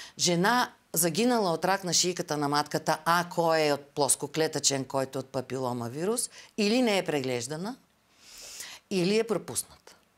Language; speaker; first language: Bulgarian; native; Bulgarian